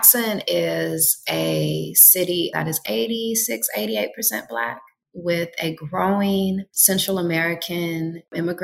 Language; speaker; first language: English; native; English